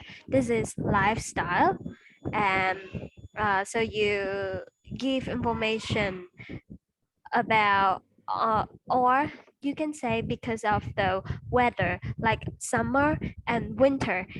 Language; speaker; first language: English; non-native, fluent; Vietnamese